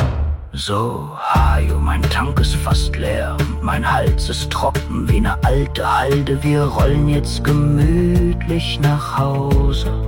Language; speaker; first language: German; native; German